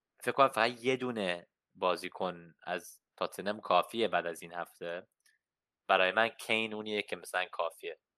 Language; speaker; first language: Persian; early bilingual, heritage; Persian